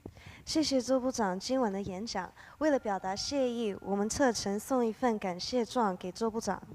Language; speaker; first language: Chinese; non-native, learner; English